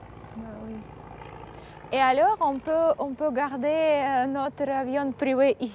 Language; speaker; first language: French; non-native, learner; Russian